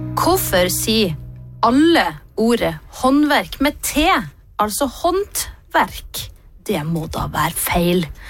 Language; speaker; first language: Norwegian; native; Norwegian